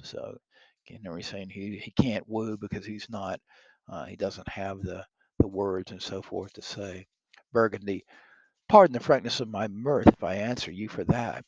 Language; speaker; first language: English; native; English